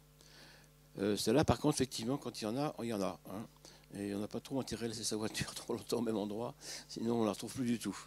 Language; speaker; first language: French; native; French